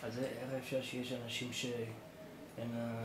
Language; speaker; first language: Hebrew; non-native, fluent; English